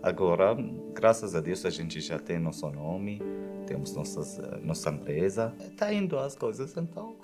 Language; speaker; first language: Portuguese; non-native, fluent; Arabic